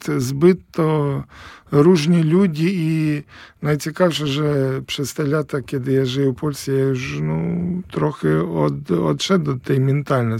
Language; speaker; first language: Polish; non-native, learner; Ukrainian